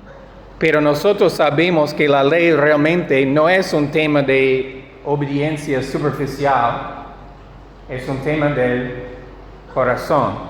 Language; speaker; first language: Spanish; non-native, fluent; English